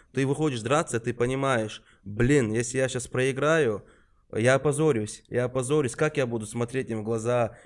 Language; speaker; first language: Russian; non-native, local second language; Chechen